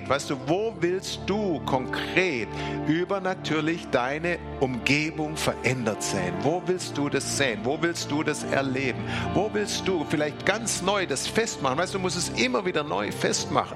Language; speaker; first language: German; native; German